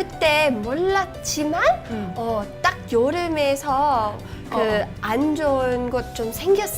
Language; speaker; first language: Korean; non-native, fluent; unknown